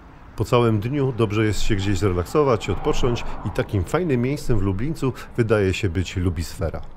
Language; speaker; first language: Polish; native; Polish